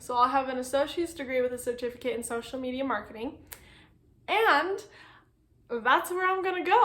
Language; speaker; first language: English; native; English